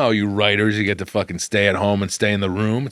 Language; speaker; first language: English; native; English